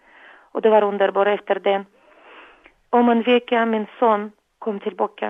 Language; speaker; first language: Swedish; non-native, learner; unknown